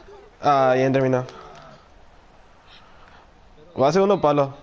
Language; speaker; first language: Spanish; native; Spanish